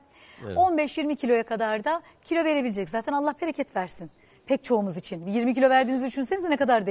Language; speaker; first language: Turkish; native; Turkish